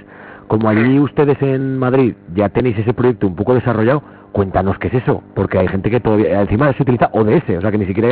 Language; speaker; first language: Spanish; native; Spanish